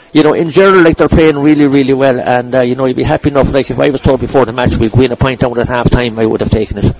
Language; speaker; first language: English; native; English